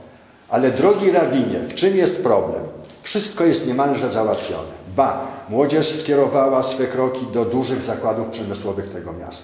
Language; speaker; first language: Polish; native; Polish